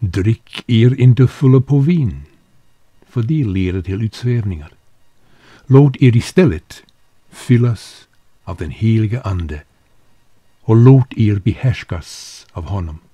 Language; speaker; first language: Swedish; non-native, fluent; English